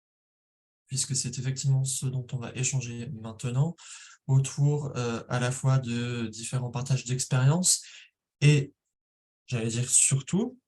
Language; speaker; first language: French; native; French